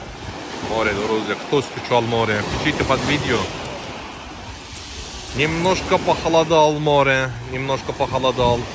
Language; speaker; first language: Russian; non-native, learner; Turkish